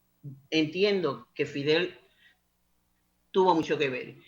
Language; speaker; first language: Spanish; native; Spanish